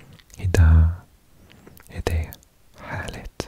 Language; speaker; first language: Swedish; non-native, learner; English